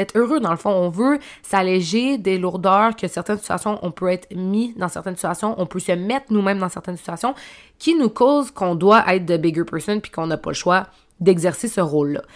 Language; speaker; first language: French; native; French